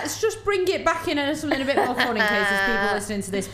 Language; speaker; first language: English; native; English